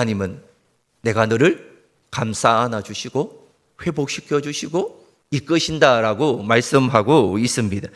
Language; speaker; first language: Korean; native; Korean